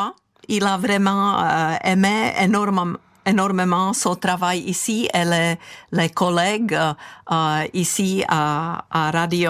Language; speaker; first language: French; non-native, fluent; Czech